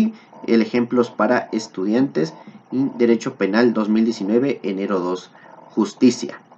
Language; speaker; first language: Spanish; native; Spanish